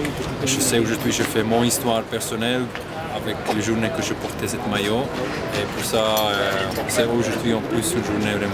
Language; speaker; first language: French; non-native, local second language; German